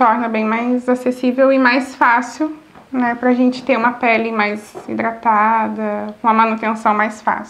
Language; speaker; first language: Portuguese; native; Portuguese